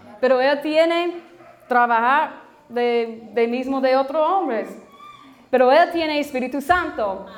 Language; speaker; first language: Spanish; non-native, learner; English